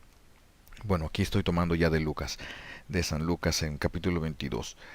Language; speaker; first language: Spanish; native; Spanish